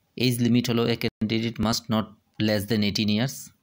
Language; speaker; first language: English; non-native, local second language; Bangla